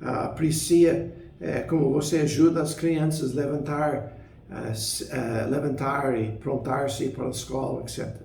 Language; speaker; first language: Portuguese; non-native, fluent; English